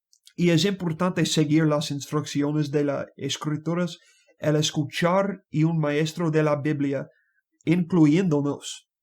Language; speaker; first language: Spanish; non-native, learner; English